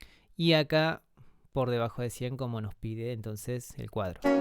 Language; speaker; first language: Spanish; native; Spanish